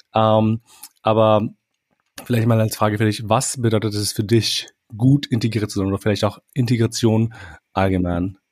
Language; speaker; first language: German; early bilingual, other home language; Albanian